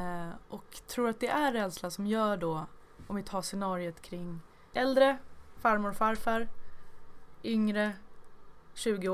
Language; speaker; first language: Swedish; native; Swedish